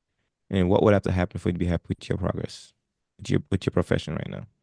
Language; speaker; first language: English; non-native, fluent; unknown